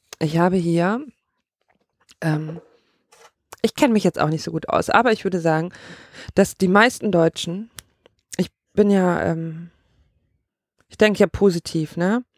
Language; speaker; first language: German; native; German